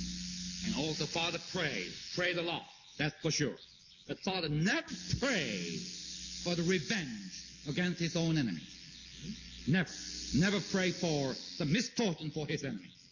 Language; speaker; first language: English; non-native, fluent; Korean